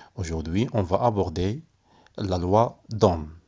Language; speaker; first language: French; non-native, local second language; Arabic